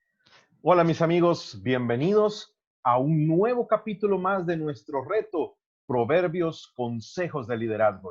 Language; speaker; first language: Spanish; native; Spanish